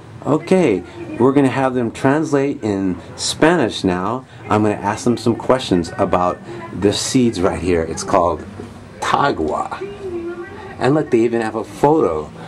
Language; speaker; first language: English; native; English